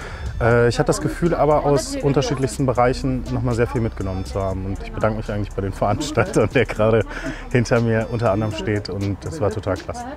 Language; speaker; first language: German; native; German